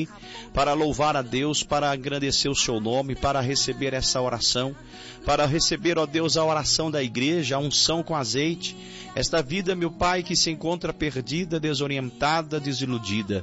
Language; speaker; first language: Portuguese; native; Portuguese